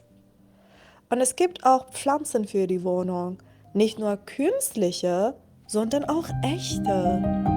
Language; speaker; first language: German; non-native, fluent; Persian